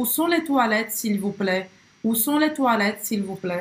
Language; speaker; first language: French; non-native, fluent; Portuguese